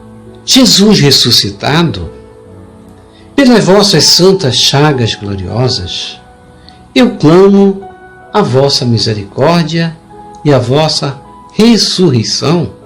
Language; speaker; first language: Portuguese; native; Portuguese